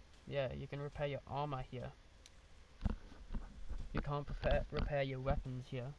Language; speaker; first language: English; native; English